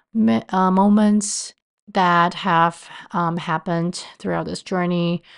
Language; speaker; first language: English; non-native, fluent; Chinese